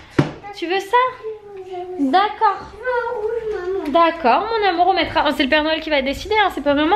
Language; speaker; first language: French; native; French